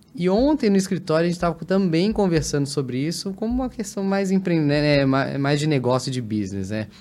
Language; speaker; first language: Portuguese; native; Portuguese